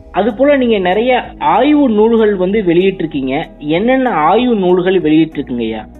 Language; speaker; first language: Tamil; native; Tamil